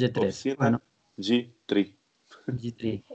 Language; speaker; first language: Spanish; non-native, learner; Portuguese